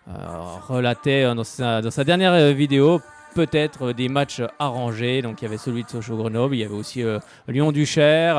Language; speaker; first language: French; native; French